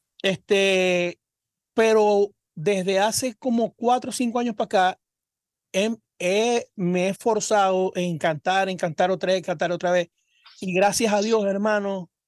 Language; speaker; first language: Spanish; native; Spanish